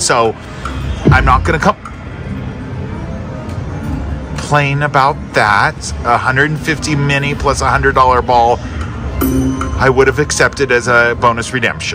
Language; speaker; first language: English; native; English